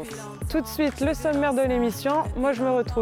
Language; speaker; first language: French; native; French